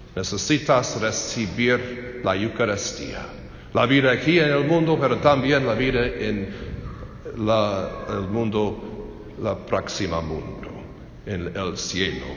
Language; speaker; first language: Spanish; non-native, learner; English